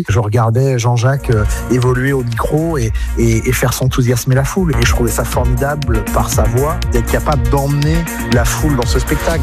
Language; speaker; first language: French; native; French